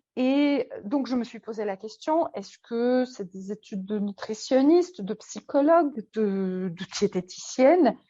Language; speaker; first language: French; non-native, fluent; Polish